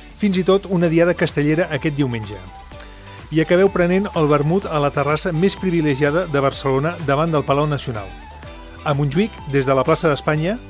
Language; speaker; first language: Catalan; native; Catalan